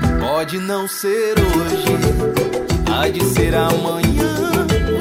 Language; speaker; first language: Portuguese; native; Portuguese